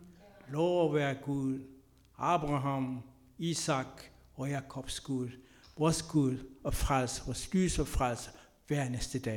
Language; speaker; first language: Danish; non-native, fluent; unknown